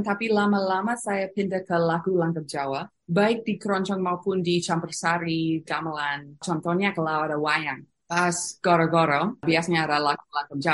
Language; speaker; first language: Indonesian; non-native, fluent; English